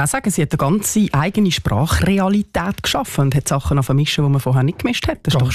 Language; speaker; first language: German; native; German